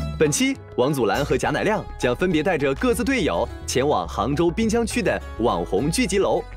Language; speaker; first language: Chinese; native; Chinese